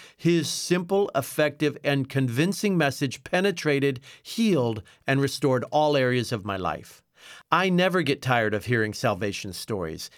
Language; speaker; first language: English; native; English